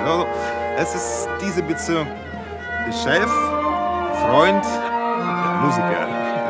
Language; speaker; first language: German; non-native, fluent; Russian